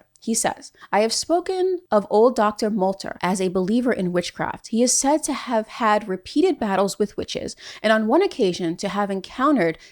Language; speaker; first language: English; native; English